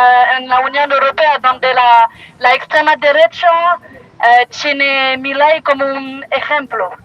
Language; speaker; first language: Spanish; non-native, learner; French